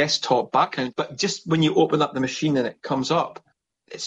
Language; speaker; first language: English; native; English